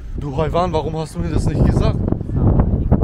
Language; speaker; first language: German; early bilingual, other home language; Albanian